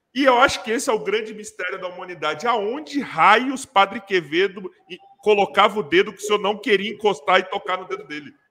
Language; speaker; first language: Portuguese; native; Portuguese